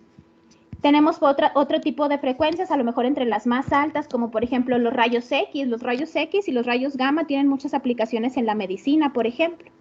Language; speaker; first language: Spanish; native; Spanish